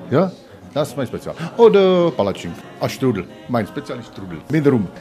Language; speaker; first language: German; non-native, learner; Czech